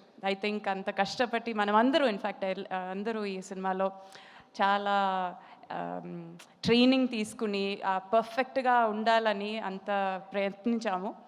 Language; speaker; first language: Telugu; non-native, local second language; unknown